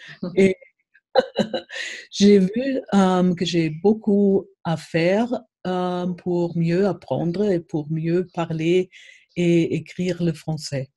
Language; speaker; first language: French; non-native, fluent; German